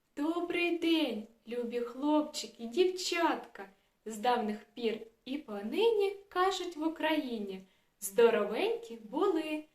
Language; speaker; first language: Ukrainian; native; Ukrainian